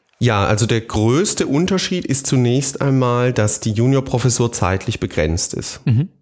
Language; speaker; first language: German; native; German